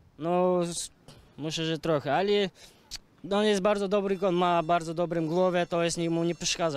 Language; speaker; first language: Polish; non-native, learner; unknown